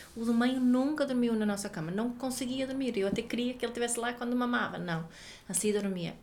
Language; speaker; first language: Portuguese; non-native, fluent; Swedish